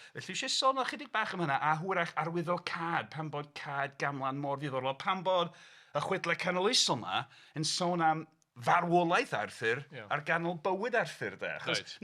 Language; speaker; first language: Welsh; native; Welsh